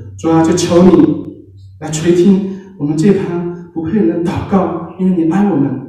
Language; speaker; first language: Chinese; native; Chinese